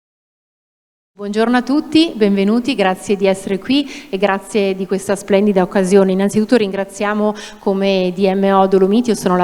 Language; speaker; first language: Italian; native; Italian